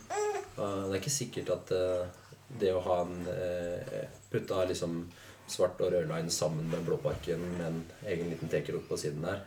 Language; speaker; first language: Norwegian; native; Norwegian